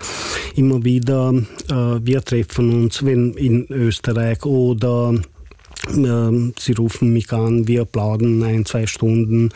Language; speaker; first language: German; non-native, fluent; Hungarian